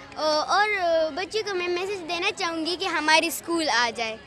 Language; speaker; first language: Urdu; non-native, local second language; Pashto